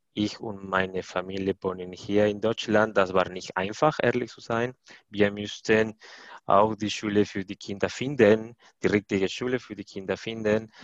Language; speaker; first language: German; non-native, learner; Spanish